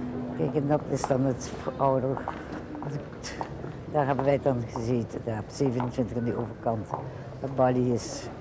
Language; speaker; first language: Dutch; native; Dutch